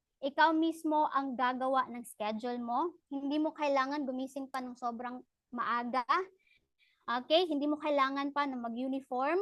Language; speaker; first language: Filipino; non-native, local second language; Cebuano